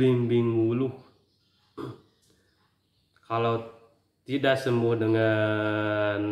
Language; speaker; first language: Indonesian; native; Indonesian